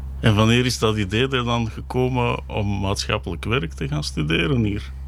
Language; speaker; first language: Dutch; native; Dutch